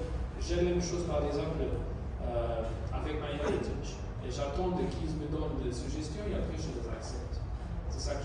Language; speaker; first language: French; non-native, fluent; Portuguese